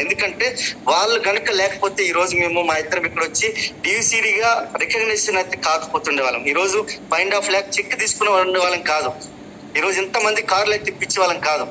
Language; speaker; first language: Telugu; native; Telugu